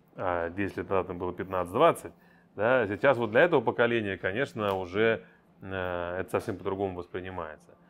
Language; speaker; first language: Russian; native; Russian